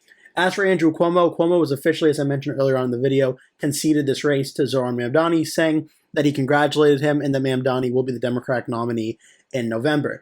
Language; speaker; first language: English; native; English